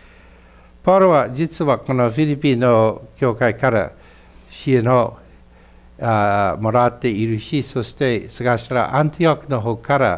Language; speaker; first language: Japanese; non-native, fluent; English